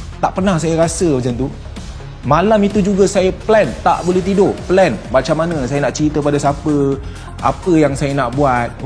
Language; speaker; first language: Malay; native; Malay